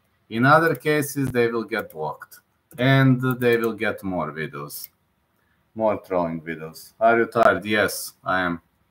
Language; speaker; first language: English; non-native, fluent; Serbian